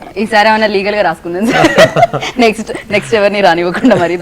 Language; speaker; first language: Telugu; native; Telugu